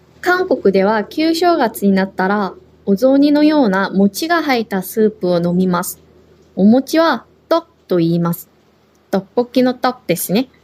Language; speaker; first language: Japanese; non-native, fluent; Korean